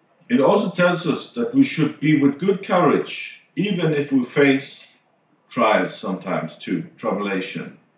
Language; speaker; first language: English; non-native, fluent; Norwegian